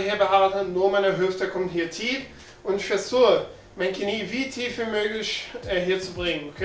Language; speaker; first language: German; non-native, learner; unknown